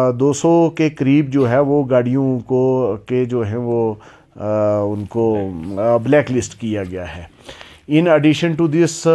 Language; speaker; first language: Hindi; non-native, local second language; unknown